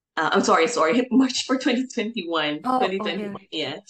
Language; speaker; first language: English; non-native, local second language; Filipino